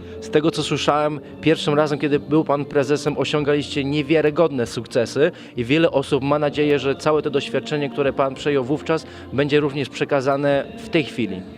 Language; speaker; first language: Polish; native; Polish